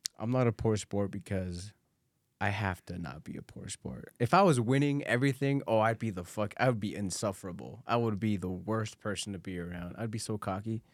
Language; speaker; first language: English; early bilingual, other home language; Spanish